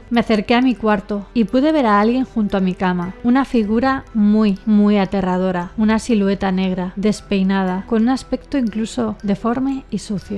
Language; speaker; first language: Spanish; native; Spanish